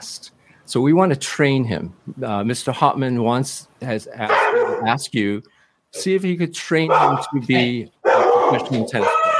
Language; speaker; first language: English; early bilingual, other home language; Cantonese